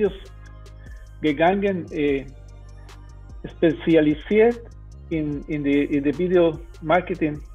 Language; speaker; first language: German; non-native, learner; Spanish